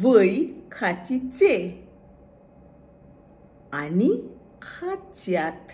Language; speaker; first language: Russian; non-native, fluent; Bangla